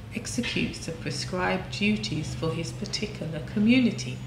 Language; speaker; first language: English; native; English